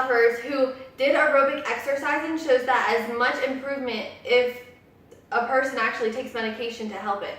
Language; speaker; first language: English; native; English